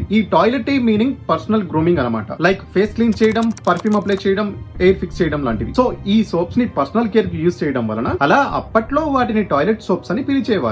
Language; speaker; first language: Telugu; native; Telugu